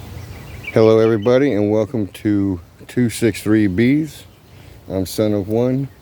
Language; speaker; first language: English; native; English